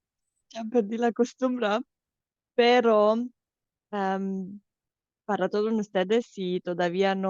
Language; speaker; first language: Spanish; non-native, fluent; Romanian